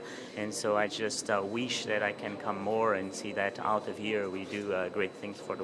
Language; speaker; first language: English; non-native, fluent; Portuguese